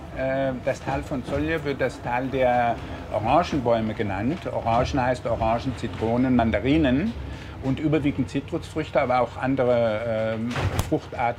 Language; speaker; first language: German; native; German